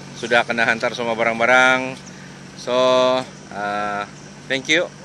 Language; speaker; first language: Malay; non-native, local second language; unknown